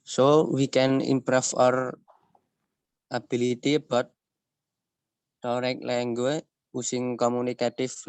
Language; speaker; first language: English; non-native, learner; Indonesian